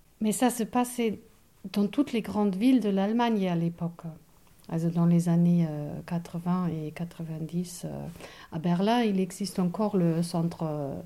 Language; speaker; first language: French; non-native, fluent; German